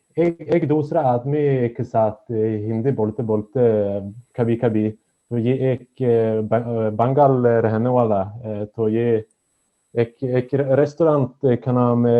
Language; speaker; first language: Hindi; non-native, learner; Swedish